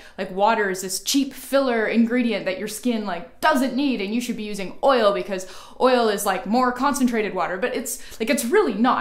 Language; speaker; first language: English; native; English